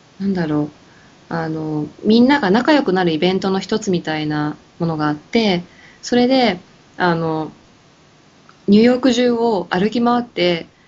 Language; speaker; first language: Japanese; native; Japanese